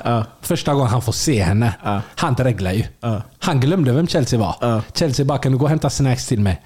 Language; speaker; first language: Swedish; early bilingual, other home language; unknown